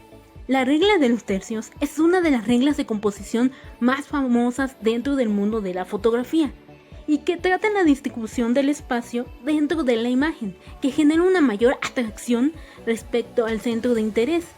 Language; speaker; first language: Spanish; native; Spanish